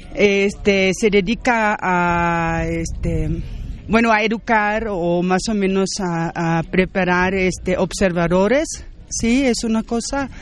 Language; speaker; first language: Spanish; non-native, fluent; German